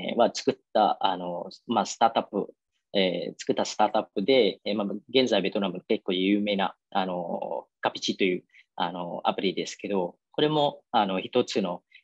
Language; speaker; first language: Japanese; non-native, fluent; Vietnamese